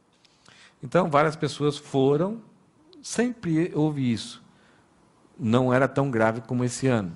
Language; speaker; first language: Portuguese; native; Portuguese